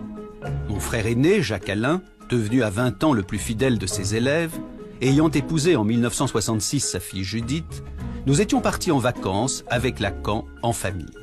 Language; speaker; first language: French; native; French